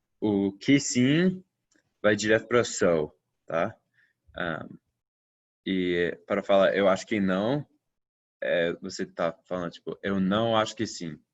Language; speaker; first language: Portuguese; non-native, fluent; English